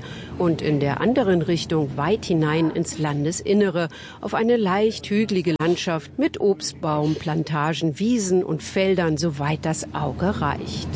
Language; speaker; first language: German; native; German